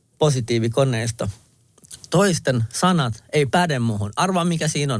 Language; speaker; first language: Finnish; early bilingual, other home language; Kurdish